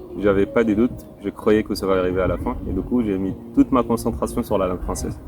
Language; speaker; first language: French; non-native, fluent; Arabic